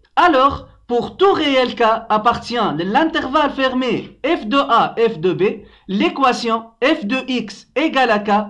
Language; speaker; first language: French; non-native, local second language; Arabic